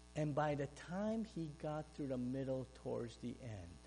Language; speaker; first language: English; non-native, fluent; Romanian